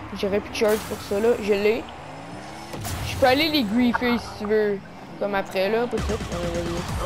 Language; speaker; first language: French; native; French